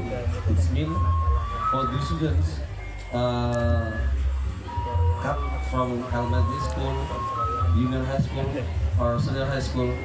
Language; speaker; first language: English; non-native, learner; Indonesian